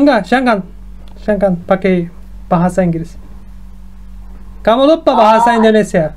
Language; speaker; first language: Indonesian; non-native, fluent; Turkish